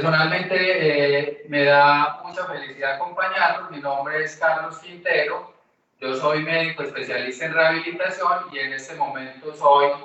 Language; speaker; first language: Spanish; native; Spanish